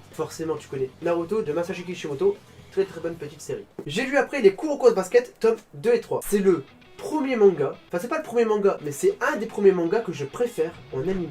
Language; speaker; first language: French; native; French